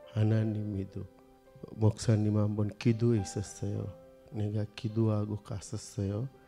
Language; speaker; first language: Korean; non-native, learner; Sinhala